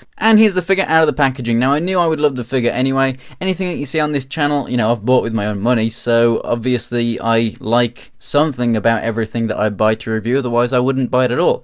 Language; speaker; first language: English; native; English